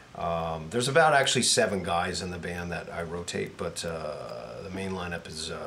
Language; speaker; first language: English; native; English